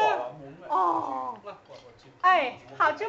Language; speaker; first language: Chinese; non-native, learner; Vietnamese